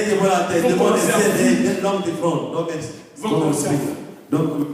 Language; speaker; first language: Swedish; non-native, fluent; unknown